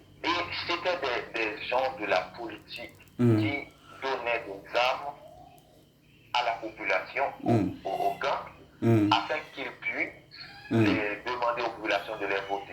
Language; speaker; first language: French; non-native, local second language; Haitian Creole